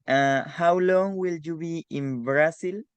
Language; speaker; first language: English; non-native, learner; Spanish